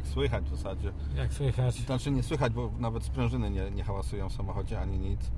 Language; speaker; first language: Polish; native; Polish